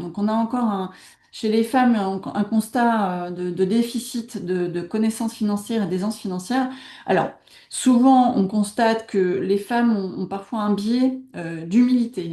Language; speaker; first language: French; native; French